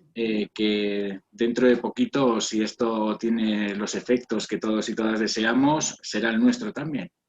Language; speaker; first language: Spanish; native; Spanish